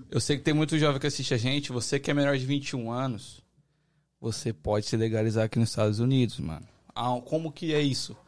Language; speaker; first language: Portuguese; native; Portuguese